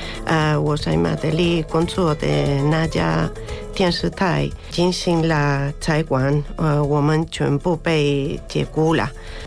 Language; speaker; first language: Chinese; non-native, fluent; Spanish